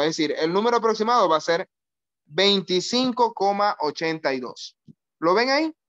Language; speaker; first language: Spanish; native; Spanish